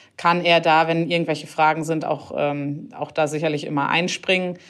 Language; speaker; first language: German; native; German